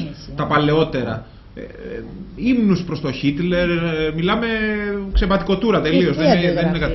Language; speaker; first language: Greek; native; Greek